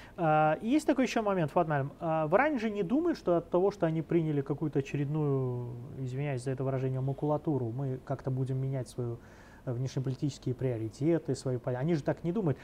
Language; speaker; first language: Russian; non-native, local second language; Azerbaijani